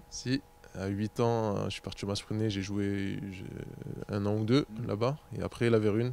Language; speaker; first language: French; native; French